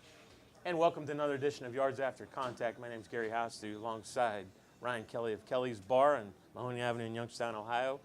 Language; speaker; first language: English; native; English